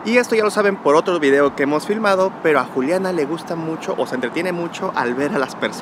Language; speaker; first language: Spanish; native; Spanish